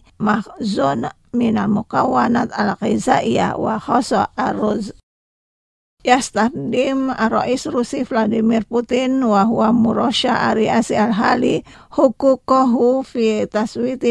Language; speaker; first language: Arabic; non-native, fluent; Indonesian